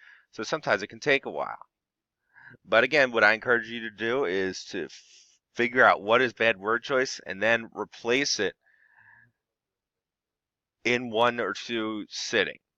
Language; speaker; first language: English; native; English